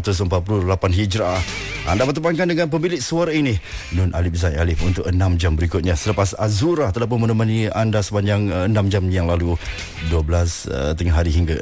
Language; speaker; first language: Malay; native; Malay